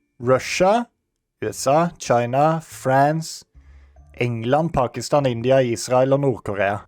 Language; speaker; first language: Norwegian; native; Norwegian